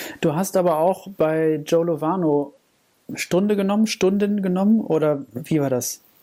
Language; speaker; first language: German; native; German